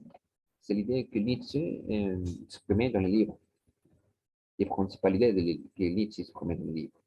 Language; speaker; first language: French; non-native, learner; Spanish